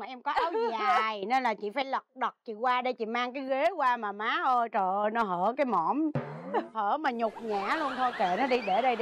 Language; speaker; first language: Vietnamese; native; Vietnamese